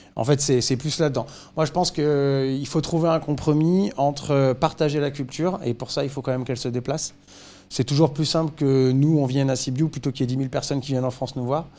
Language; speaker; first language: French; native; French